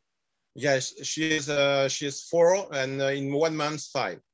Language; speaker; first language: English; non-native, learner; French